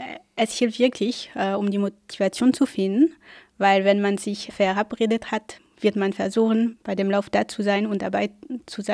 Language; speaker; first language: German; non-native, fluent; French